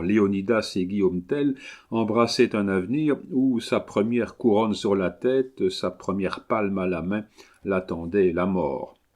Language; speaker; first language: French; native; French